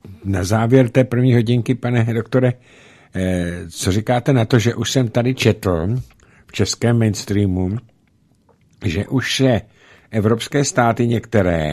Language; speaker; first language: Czech; native; Czech